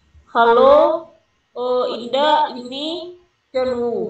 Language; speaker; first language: Korean; non-native, learner; Indonesian